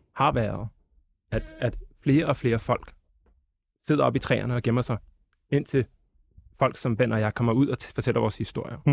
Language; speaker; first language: Danish; native; Danish